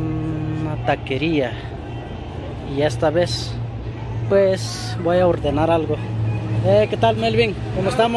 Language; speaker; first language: Spanish; native; Spanish